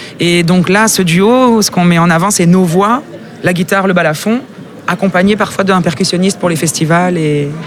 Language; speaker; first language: French; non-native, fluent; Russian